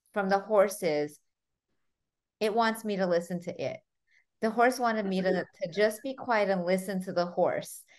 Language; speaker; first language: English; early bilingual, other home language; Armenian